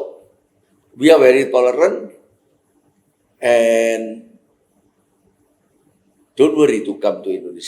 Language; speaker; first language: English; non-native, fluent; Indonesian